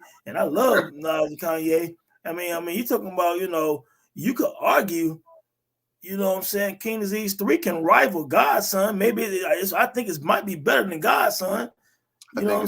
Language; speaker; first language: English; native; English